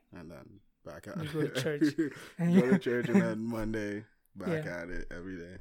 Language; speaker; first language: English; early bilingual, other home language; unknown